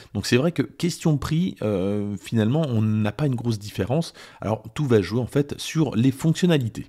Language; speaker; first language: French; native; French